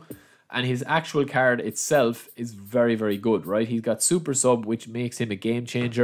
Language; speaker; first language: English; native; English